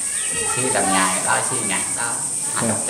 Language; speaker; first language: Vietnamese; non-native, local second language; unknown